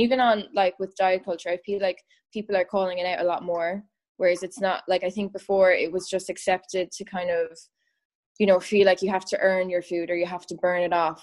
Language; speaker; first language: English; native; English